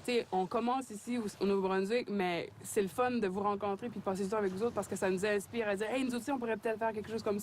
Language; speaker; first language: French; native; French